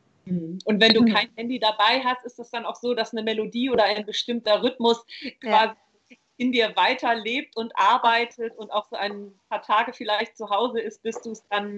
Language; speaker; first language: German; native; German